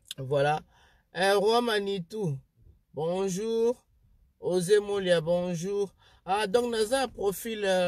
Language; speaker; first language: French; non-native, local second language; Lingala